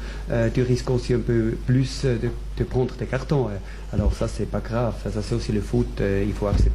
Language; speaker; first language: French; non-native, fluent; German